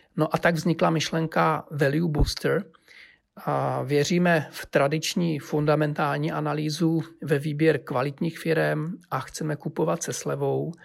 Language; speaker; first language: Czech; native; Czech